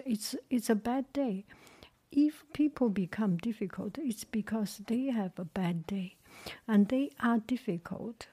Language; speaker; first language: English; non-native, fluent; Chinese